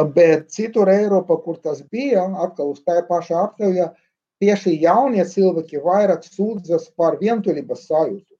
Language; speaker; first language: Latvian; non-native, local second language; Russian